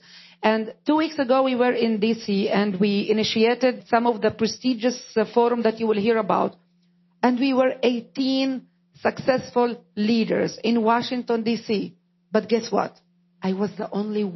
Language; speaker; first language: English; non-native, fluent; Arabic